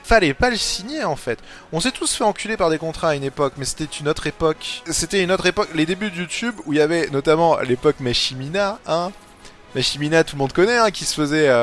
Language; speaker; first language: French; native; French